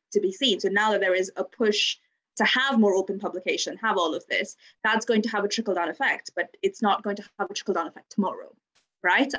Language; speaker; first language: English; non-native, local second language; Bangla